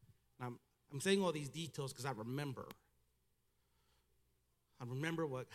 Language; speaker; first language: English; early bilingual, other home language; Spanish